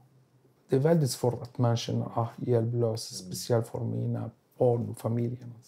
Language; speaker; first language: Swedish; non-native, learner; Arabic